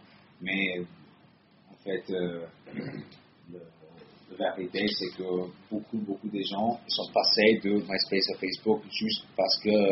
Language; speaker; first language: French; non-native, fluent; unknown